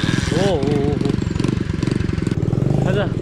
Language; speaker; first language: Korean; native; Korean